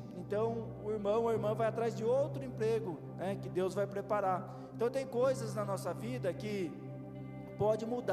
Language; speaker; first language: Portuguese; native; Portuguese